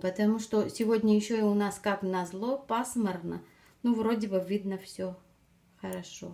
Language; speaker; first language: Russian; non-native, fluent; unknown